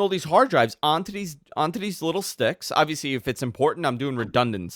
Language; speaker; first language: English; native; English